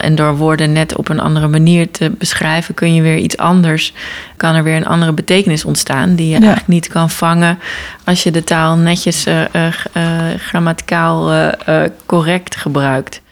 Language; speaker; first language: Dutch; native; Dutch